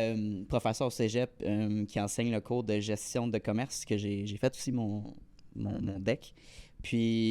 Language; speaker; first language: French; native; French